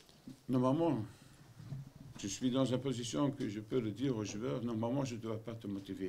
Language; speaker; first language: French; non-native, learner; Dutch